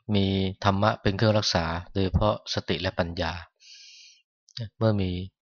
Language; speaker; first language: Thai; native; Thai